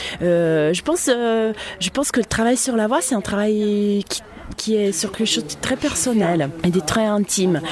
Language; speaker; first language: French; non-native, fluent; Italian